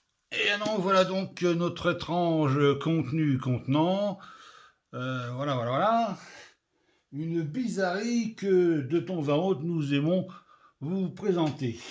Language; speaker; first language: French; native; French